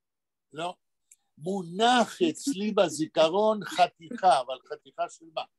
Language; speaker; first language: Hebrew; non-native, fluent; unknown